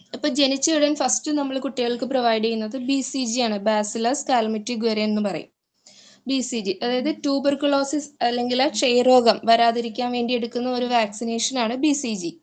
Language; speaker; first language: Malayalam; native; Malayalam